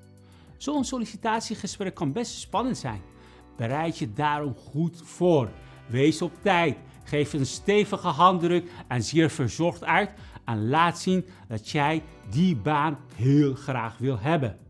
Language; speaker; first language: Dutch; non-native, fluent; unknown